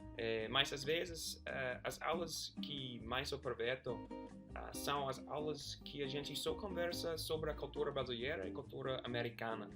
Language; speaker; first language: Portuguese; non-native, fluent; English